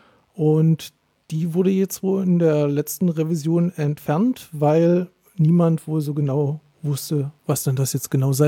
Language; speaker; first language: German; native; German